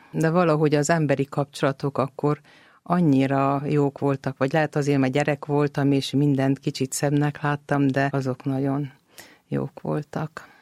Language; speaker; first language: Hungarian; native; Hungarian